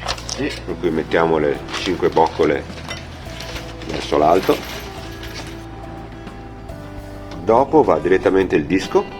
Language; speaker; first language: Italian; native; Italian